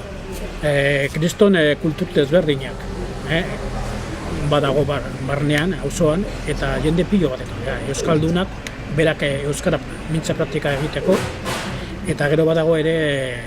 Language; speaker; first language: Basque; non-native, local second language; Spanish